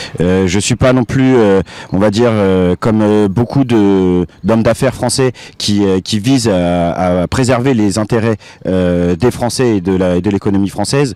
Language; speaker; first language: French; native; French